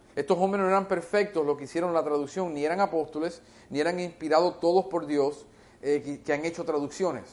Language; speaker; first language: Spanish; early bilingual, heritage; Spanish